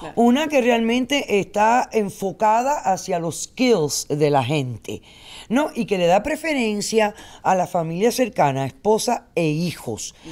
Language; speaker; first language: Spanish; early bilingual, heritage; Spanish